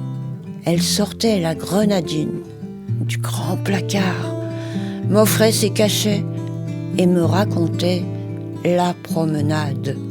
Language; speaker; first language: French; native; French